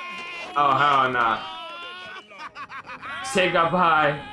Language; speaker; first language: English; native; English